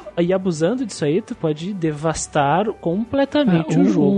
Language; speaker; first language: Portuguese; native; Portuguese